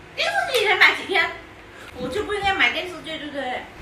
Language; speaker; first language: Chinese; native; Chinese